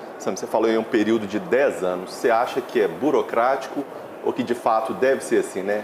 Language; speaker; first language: Portuguese; native; Portuguese